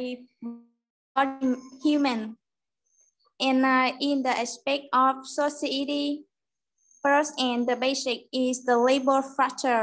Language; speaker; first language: English; non-native, learner; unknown